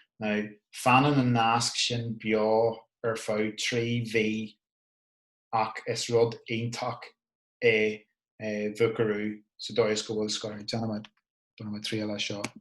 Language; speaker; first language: Irish; non-native, local second language; English